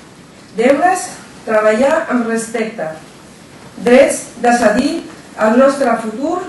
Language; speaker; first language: Catalan; non-native, fluent; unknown